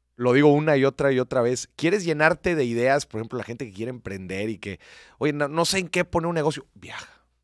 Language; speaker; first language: Spanish; native; Spanish